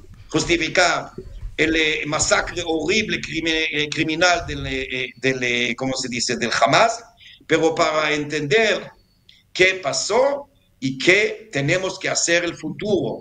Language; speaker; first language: Spanish; non-native, fluent; Hebrew